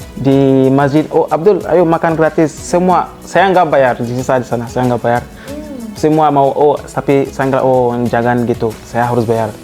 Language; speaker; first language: Indonesian; non-native, fluent; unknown